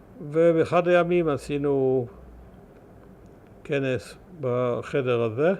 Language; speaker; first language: Hebrew; early bilingual, other home language; German